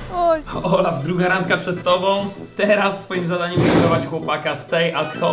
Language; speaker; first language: Polish; native; Polish